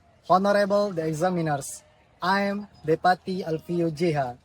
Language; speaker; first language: English; non-native, learner; Indonesian